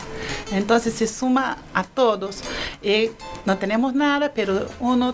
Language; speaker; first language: Spanish; non-native, fluent; Portuguese